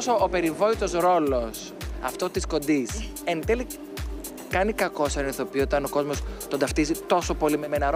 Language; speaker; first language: Greek; native; Greek